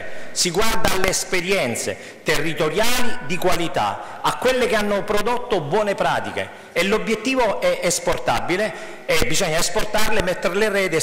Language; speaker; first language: Italian; native; Italian